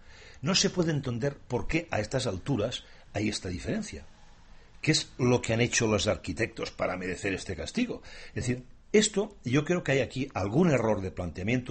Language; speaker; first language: Spanish; native; Spanish